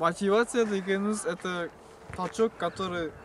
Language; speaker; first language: Russian; non-native, local second language; Kazakh